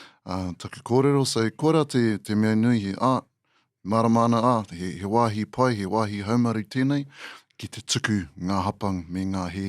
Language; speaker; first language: Māori; non-native, local second language; English